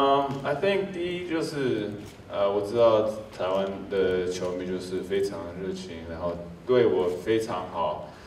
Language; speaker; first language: Chinese; early bilingual, heritage; English